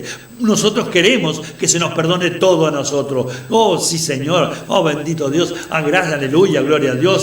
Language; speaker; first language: Spanish; native; Spanish